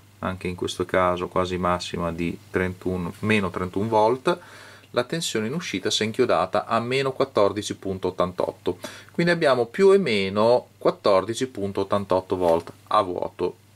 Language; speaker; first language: Italian; native; Italian